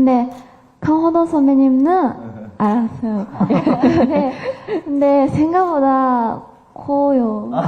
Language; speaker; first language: Korean; non-native, learner; Japanese